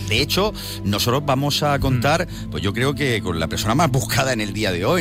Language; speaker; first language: Spanish; native; Spanish